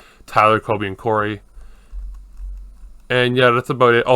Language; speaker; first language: English; native; English